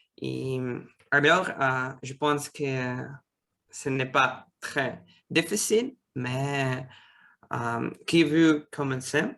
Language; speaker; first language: French; non-native, fluent; Russian